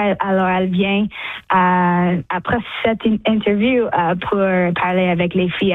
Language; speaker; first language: French; early bilingual, heritage; English